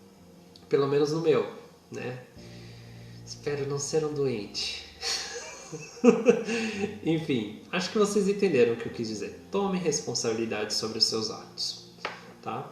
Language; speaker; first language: Portuguese; native; Portuguese